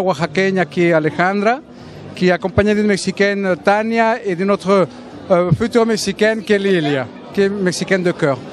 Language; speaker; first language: French; non-native, fluent; Spanish